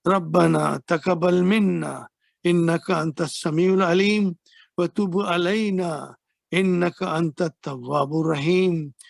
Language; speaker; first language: Arabic; non-native, fluent; Urdu